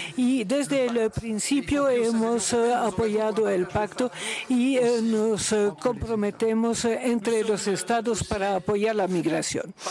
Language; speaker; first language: Spanish; non-native, learner; Luxembourgish